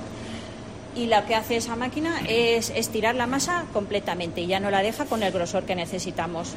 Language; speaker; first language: Spanish; native; Spanish